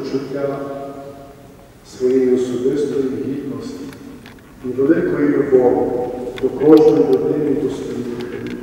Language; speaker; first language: Ukrainian; native; Ukrainian